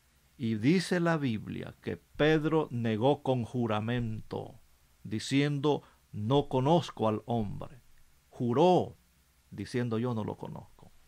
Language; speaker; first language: Spanish; native; Spanish